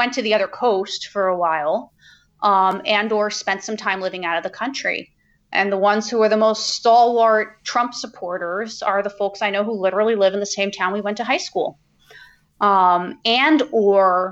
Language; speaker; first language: English; native; English